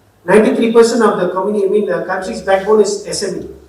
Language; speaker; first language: English; non-native, local second language; Tamil